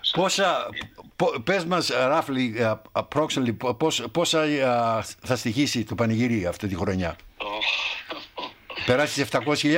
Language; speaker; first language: Greek; native; Greek